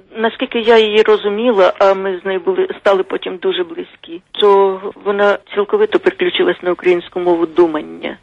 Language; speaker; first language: Ukrainian; native; Ukrainian